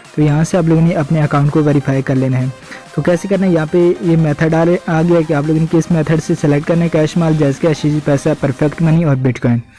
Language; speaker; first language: Urdu; non-native, local second language; Punjabi